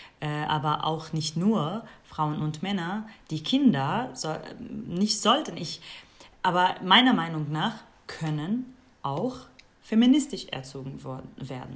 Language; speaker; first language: German; non-native, fluent; Kurdish